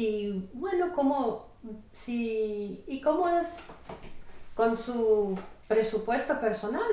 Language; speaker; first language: Spanish; non-native, fluent; English